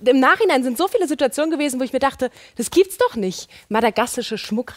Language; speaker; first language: German; native; German